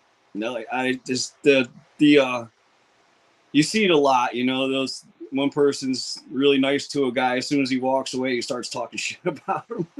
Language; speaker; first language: English; native; English